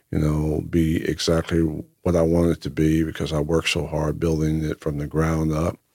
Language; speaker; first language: English; native; English